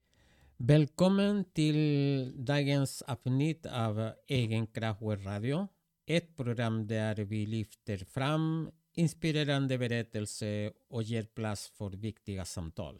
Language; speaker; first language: Swedish; non-native, fluent; Spanish